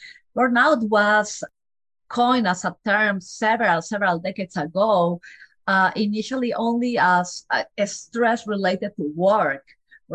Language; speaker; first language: English; non-native, fluent; Spanish